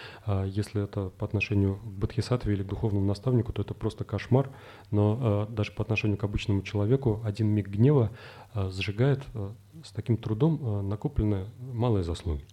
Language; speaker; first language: Russian; native; Russian